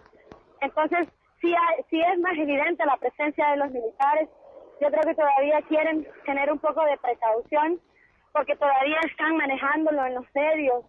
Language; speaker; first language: Spanish; native; Spanish